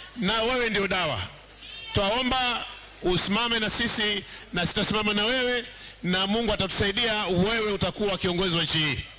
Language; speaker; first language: Swahili; native; Swahili